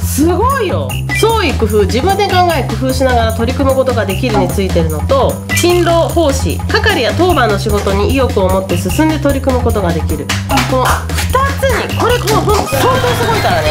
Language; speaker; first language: Japanese; native; Japanese